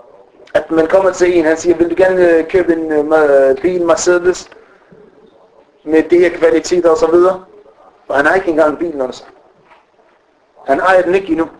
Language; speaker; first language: Danish; non-native, fluent; Arabic